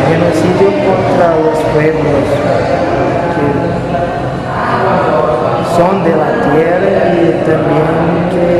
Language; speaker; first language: Spanish; non-native, learner; Portuguese